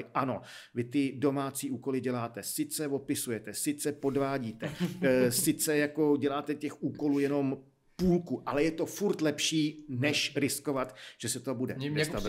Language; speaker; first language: Czech; native; Czech